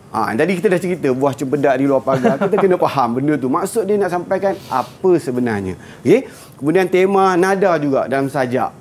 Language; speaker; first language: Malay; native; Malay